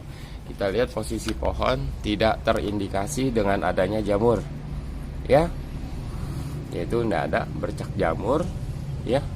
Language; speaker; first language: Indonesian; native; Indonesian